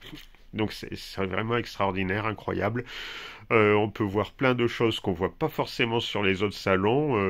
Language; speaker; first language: French; native; French